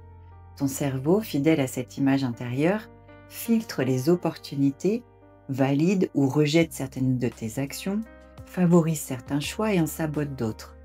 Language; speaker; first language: French; native; French